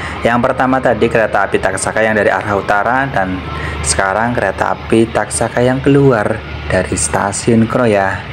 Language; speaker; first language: Indonesian; native; Indonesian